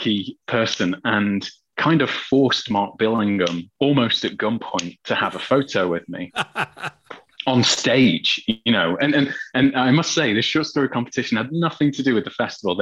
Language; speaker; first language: English; native; English